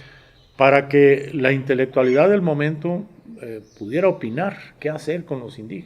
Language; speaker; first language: Spanish; native; Spanish